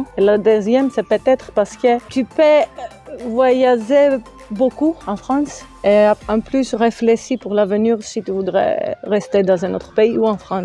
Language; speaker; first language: French; non-native, learner; Greek